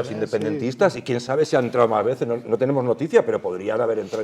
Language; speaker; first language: Spanish; native; Spanish